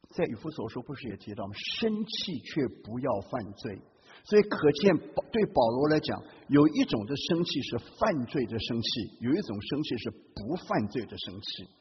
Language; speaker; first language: Chinese; non-native, local second language; Hakka Chinese